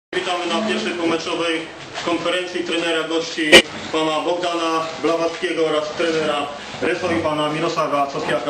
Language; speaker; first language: Polish; native; Polish